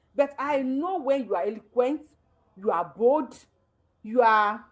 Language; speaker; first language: English; non-native, local second language; Yoruba